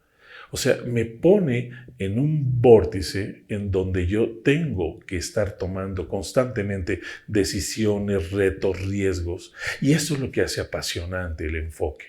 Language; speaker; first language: Spanish; native; Spanish